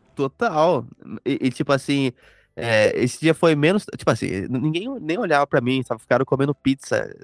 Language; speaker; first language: Portuguese; native; Portuguese